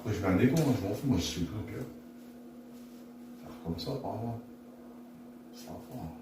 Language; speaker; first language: French; native; French